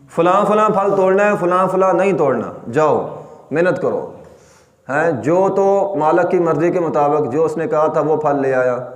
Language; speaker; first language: Urdu; native; Urdu